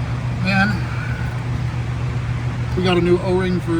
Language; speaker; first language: English; native; English